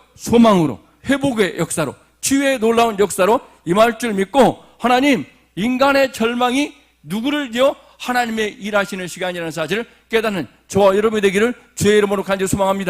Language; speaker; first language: Korean; native; Korean